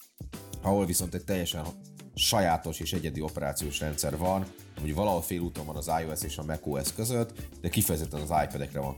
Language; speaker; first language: Hungarian; native; Hungarian